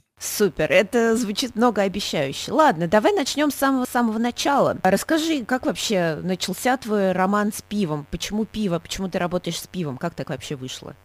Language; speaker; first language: Russian; native; Russian